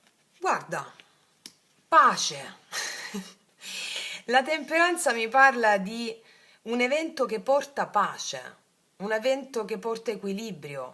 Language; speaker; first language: Italian; native; Italian